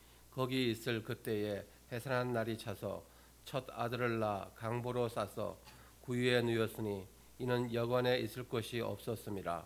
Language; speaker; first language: Korean; native; Korean